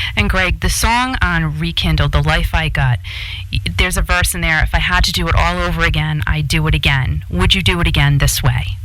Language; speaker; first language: English; native; English